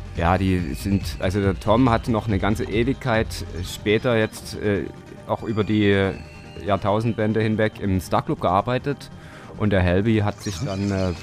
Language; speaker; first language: German; native; German